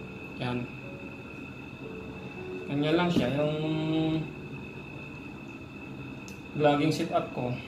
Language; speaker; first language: Filipino; native; Filipino